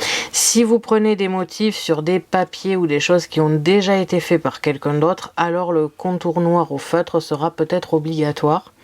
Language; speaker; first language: French; native; French